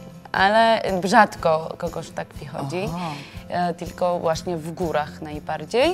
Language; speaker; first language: Polish; non-native, learner; Georgian